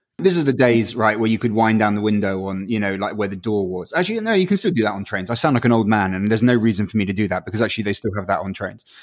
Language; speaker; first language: English; early bilingual, other home language; Spanish